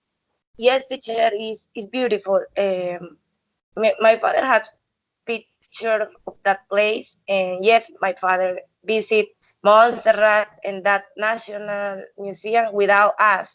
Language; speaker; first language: English; non-native, learner; Spanish